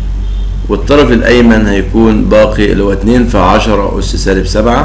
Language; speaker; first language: Arabic; native; Arabic